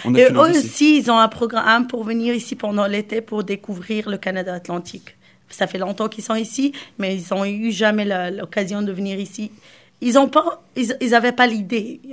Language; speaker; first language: French; non-native, local second language; Arabic